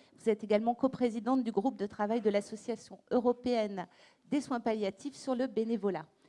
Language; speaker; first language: French; native; French